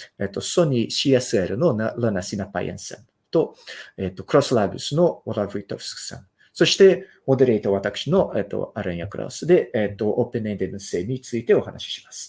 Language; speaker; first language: Japanese; non-native, fluent; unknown